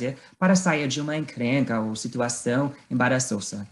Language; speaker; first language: Portuguese; non-native, fluent; English